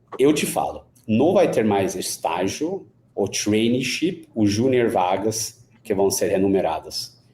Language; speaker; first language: Portuguese; non-native, fluent; Hungarian